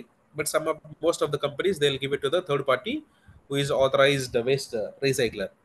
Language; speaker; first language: English; non-native, local second language; Telugu